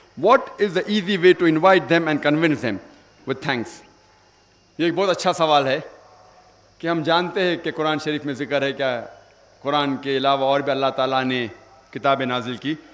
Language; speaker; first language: Urdu; non-native, local second language; Konkani